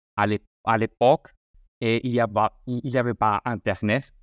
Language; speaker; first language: French; non-native, learner; Spanish